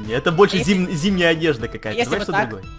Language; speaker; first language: Russian; native; Russian